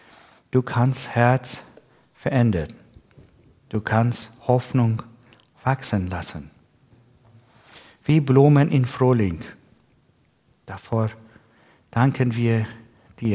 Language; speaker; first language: German; non-native, learner; Persian